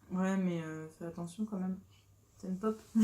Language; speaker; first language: French; native; French